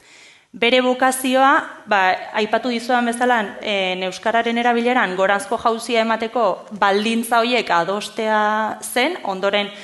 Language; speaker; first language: Basque; native; Basque